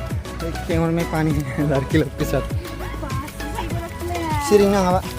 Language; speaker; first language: Hindi; non-native, local second language; Assamese